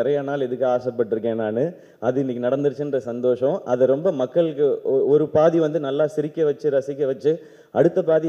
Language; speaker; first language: Tamil; native; Tamil